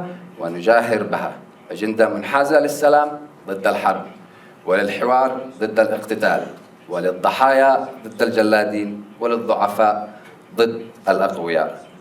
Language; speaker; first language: Arabic; native; Arabic